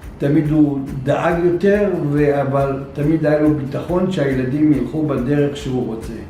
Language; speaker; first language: Hebrew; early bilingual, other home language; German